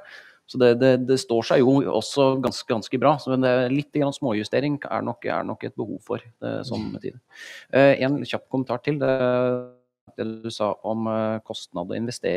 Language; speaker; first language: Norwegian; native; Norwegian